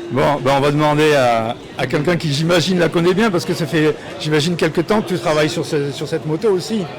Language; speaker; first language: French; native; French